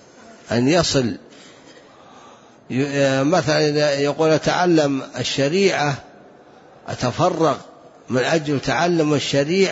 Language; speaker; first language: Arabic; native; Arabic